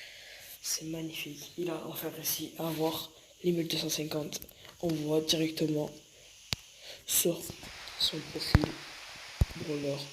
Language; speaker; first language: French; native; French